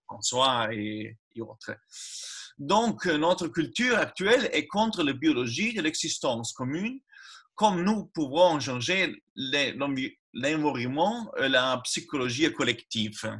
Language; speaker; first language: French; non-native, learner; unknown